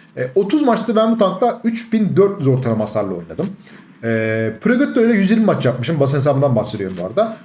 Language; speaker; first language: Turkish; native; Turkish